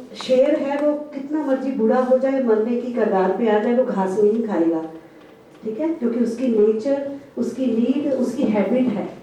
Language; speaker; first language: Hindi; non-native, local second language; Punjabi